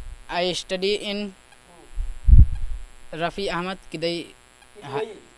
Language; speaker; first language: English; non-native, learner; Hindi